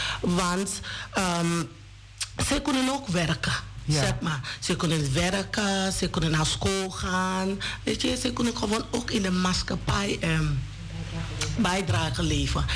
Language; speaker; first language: Dutch; non-native, learner; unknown